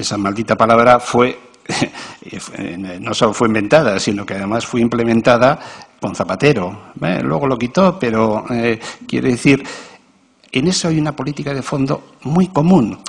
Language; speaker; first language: Spanish; native; Spanish